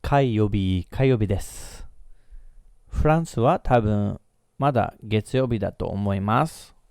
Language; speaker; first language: Japanese; non-native, fluent; English